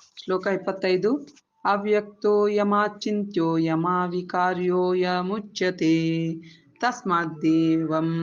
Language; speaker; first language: Kannada; native; Kannada